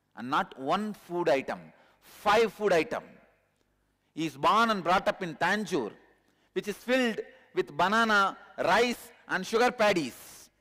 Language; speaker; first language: English; non-native, local second language; Tamil